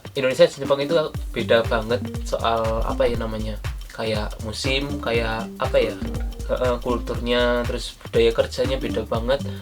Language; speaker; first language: Indonesian; native; Indonesian